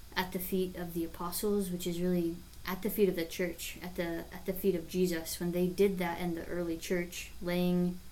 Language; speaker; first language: English; native; English